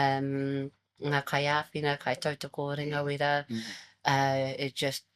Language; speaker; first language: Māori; non-native, learner; English